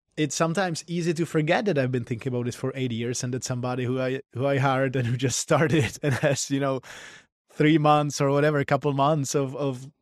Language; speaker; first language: English; non-native, fluent; Czech